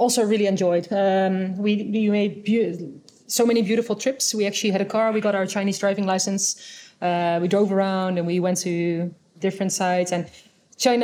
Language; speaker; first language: English; non-native, fluent; Dutch